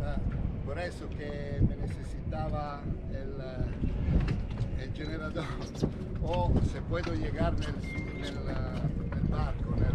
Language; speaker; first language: Spanish; non-native, learner; Italian